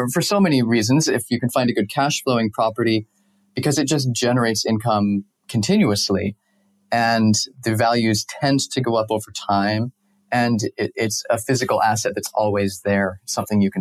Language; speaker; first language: English; native; English